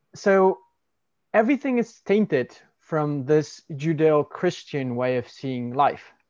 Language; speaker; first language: English; non-native, fluent; Spanish